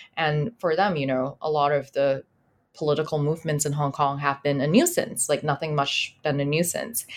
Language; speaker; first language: English; non-native, local second language; Cantonese